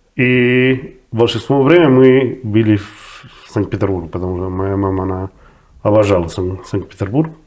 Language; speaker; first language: Russian; non-native, fluent; Spanish